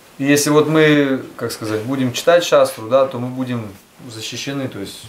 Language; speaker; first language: Russian; native; Russian